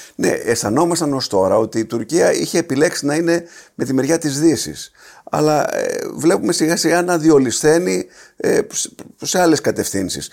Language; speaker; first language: Greek; native; Greek